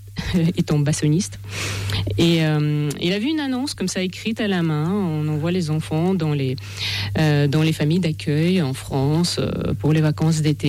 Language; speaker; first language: French; non-native, fluent; Russian